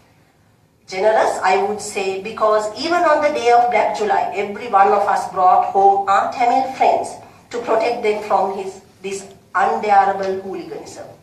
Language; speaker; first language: English; non-native, local second language; Sinhala